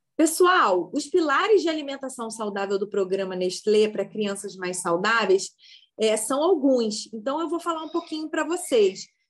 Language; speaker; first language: Portuguese; native; Portuguese